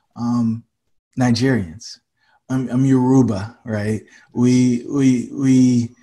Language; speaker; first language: English; native; English